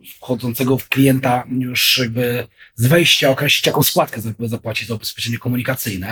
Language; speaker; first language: Polish; native; Polish